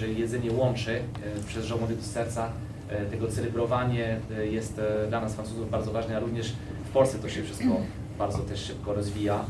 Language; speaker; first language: Polish; non-native, learner; French